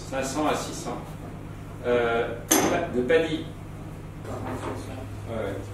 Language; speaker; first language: French; native; French